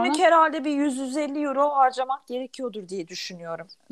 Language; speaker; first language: Turkish; native; Turkish